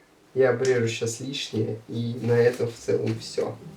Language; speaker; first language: Russian; native; Russian